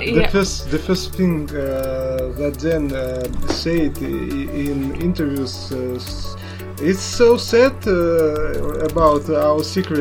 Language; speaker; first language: English; non-native, learner; Russian